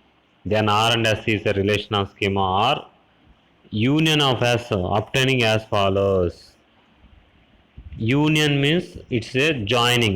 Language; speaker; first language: English; non-native, local second language; Telugu